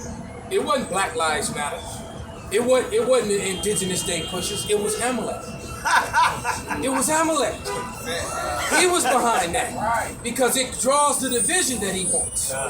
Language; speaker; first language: English; native; English